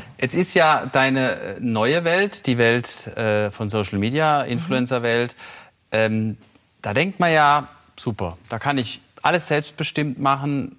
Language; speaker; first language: German; native; German